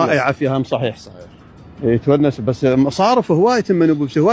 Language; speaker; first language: Arabic; native; Arabic